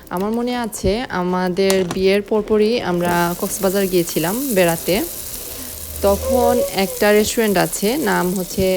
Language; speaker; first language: Bangla; early bilingual, heritage; Bangla